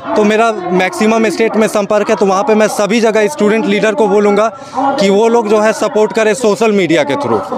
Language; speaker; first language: Hindi; native; Hindi